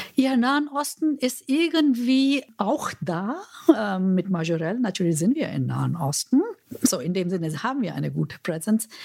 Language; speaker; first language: German; non-native, fluent; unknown